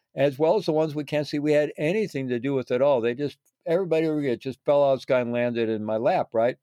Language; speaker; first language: English; native; English